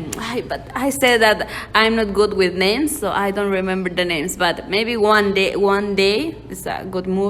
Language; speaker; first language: English; non-native, learner; Spanish